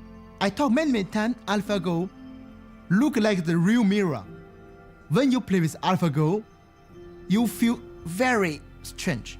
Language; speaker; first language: English; non-native, learner; Chinese